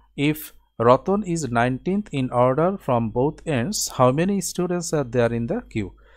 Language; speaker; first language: English; non-native, local second language; Bangla